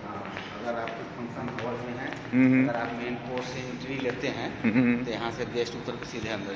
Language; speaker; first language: Hindi; native; Hindi